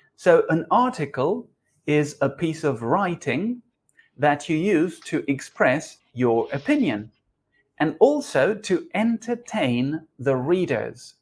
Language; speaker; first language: English; non-native, fluent; Spanish